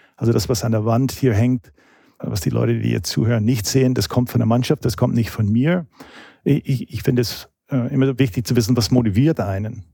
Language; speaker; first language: German; non-native, fluent; English